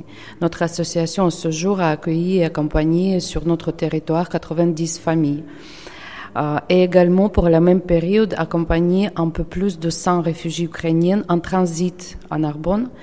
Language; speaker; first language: French; non-native, fluent; Ukrainian